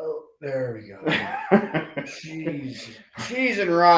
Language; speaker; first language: English; native; English